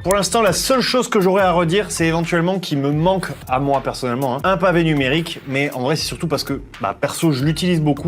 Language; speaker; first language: French; native; French